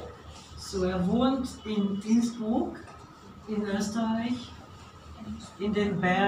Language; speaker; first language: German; non-native, fluent; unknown